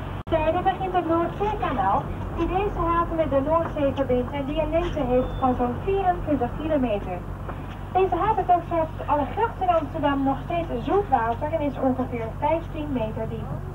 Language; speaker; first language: Dutch; native; Dutch